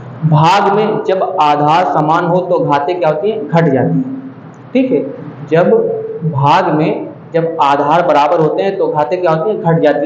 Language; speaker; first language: Hindi; native; Hindi